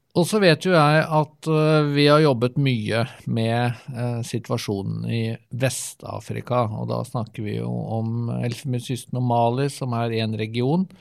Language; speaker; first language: Norwegian; native; Norwegian